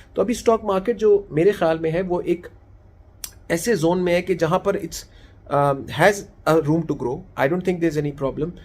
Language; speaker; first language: Urdu; native; Urdu